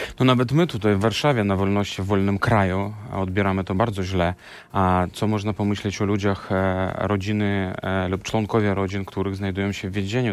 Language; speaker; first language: Polish; non-native, fluent; Belarusian